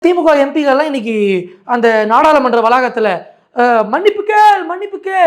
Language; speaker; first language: Tamil; native; Tamil